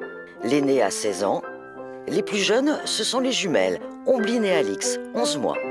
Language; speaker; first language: French; native; French